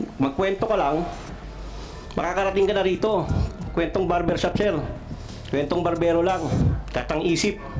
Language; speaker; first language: Filipino; non-native, local second language; Cebuano